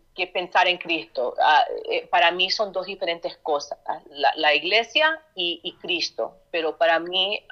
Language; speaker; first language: Spanish; early bilingual, heritage; Spanish